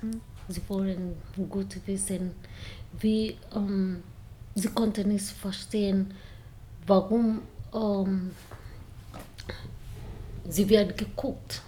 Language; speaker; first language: German; non-native, learner; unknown